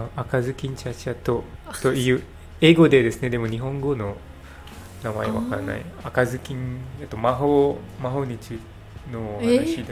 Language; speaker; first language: Japanese; non-native, learner; English